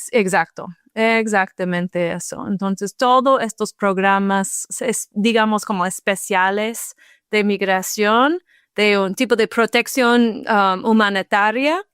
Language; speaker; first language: Spanish; non-native, fluent; English